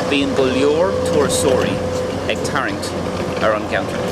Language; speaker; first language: Irish; non-native, local second language; English